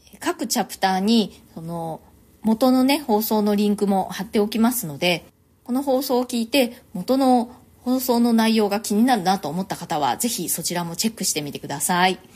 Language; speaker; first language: Japanese; native; Japanese